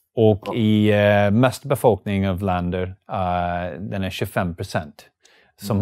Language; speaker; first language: Swedish; non-native, learner; English